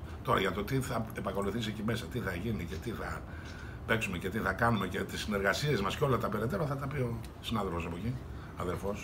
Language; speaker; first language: Greek; native; Greek